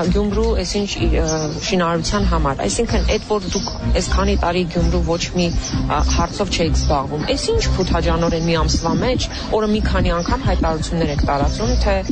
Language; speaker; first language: Armenian; native; Armenian